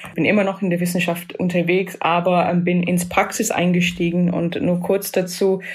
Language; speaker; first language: German; non-native, fluent; English